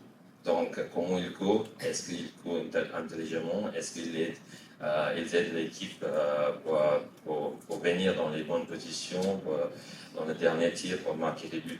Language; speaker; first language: French; non-native, fluent; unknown